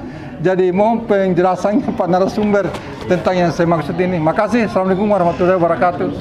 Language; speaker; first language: Indonesian; native; Indonesian